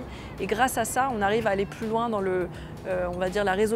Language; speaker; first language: French; native; French